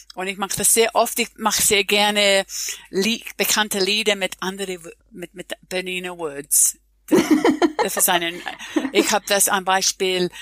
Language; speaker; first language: German; non-native, learner; English